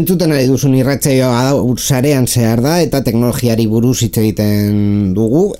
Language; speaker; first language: Basque; non-native, local second language; Spanish